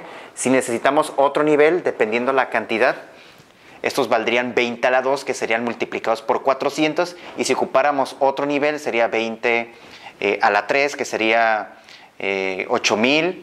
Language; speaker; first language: Spanish; native; Spanish